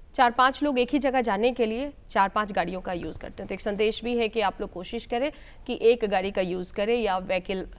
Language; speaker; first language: Hindi; native; Hindi